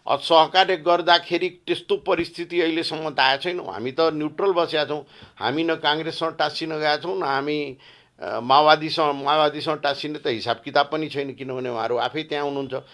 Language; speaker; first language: Nepali; non-native, local second language; Bhojpuri